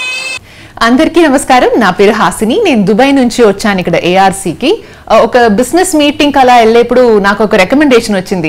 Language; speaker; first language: Telugu; native; Telugu